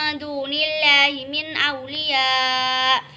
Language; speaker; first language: Arabic; non-native, learner; Indonesian